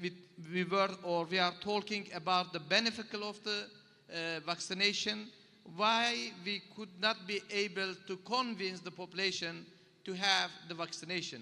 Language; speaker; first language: English; non-native, learner; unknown